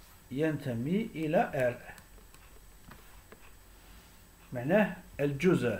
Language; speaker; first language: Arabic; native; Arabic